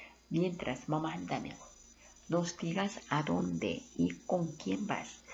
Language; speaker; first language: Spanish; non-native, fluent; Korean